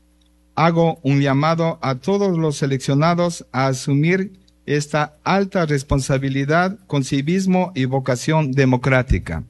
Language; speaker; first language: Spanish; native; Spanish